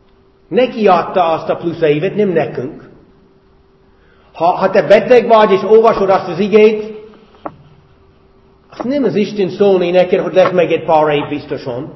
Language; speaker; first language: Hungarian; non-native, fluent; English